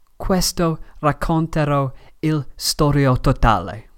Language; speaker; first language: Italian; non-native, learner; English